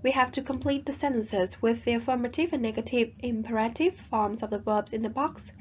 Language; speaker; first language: English; non-native, fluent; Vietnamese